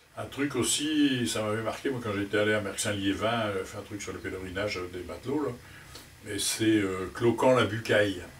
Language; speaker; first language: French; native; French